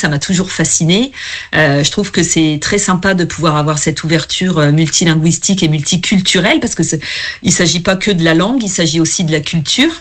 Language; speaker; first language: French; native; French